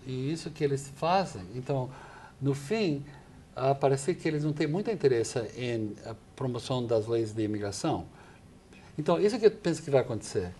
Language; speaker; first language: Portuguese; non-native, fluent; English